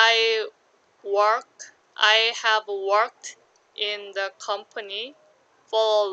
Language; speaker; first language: English; non-native, learner; Korean